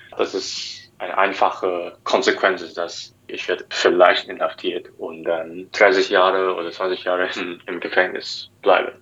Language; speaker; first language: German; non-native, learner; Cantonese